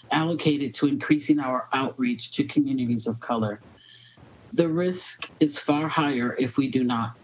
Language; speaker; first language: English; native; English